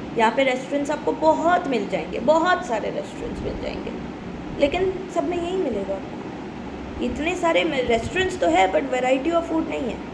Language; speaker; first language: Hindi; non-native, local second language; Bangla